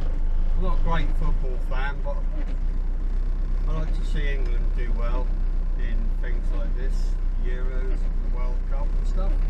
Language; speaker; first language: English; native; English